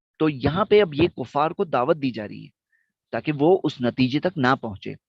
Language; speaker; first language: Urdu; non-native, local second language; Gujarati